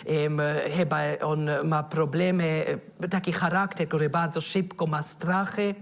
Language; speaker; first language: Polish; non-native, learner; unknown